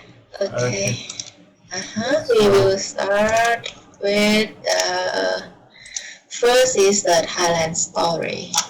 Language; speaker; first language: English; non-native, learner; Thai